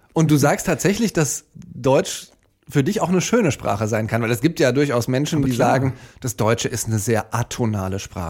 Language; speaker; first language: German; native; German